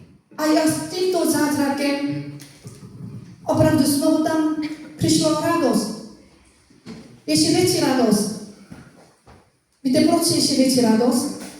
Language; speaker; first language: Czech; non-native, fluent; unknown